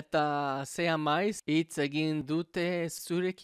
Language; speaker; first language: Basque; non-native, learner; English